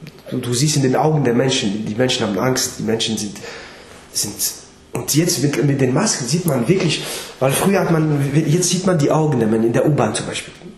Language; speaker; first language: German; non-native, fluent; French